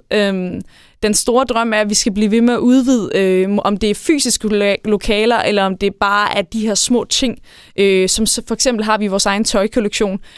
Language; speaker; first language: Danish; native; Danish